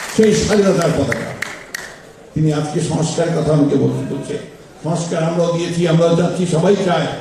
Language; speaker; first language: Bangla; native; Bangla